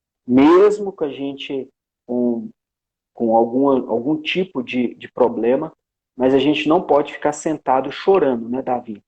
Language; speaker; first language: Portuguese; native; Portuguese